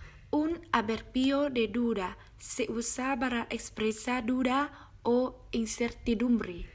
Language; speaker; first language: Spanish; non-native, learner; Vietnamese